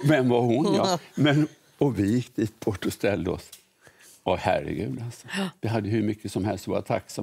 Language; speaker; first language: Swedish; native; Swedish